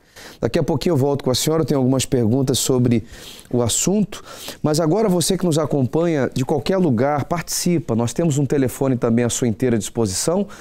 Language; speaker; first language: Portuguese; native; Portuguese